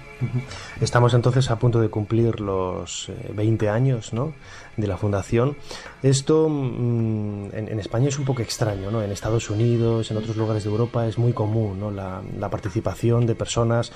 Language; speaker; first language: Spanish; native; Spanish